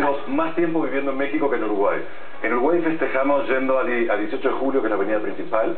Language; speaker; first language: Spanish; native; Spanish